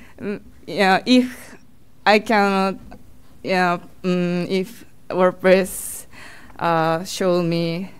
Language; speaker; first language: English; non-native, learner; Japanese